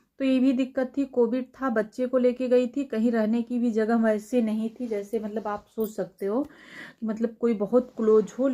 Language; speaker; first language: Hindi; native; Hindi